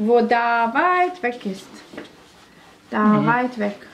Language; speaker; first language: German; non-native, learner; Russian